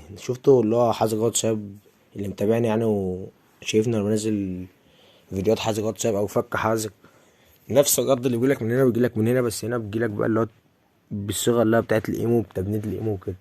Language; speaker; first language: Arabic; native; Arabic